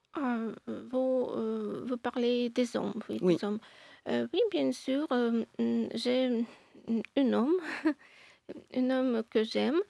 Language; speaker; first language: French; non-native, learner; Ukrainian